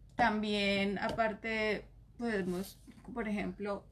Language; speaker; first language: Spanish; native; Spanish